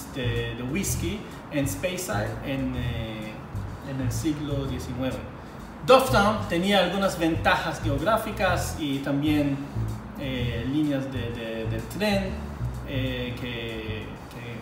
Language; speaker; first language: Spanish; non-native, fluent; Hebrew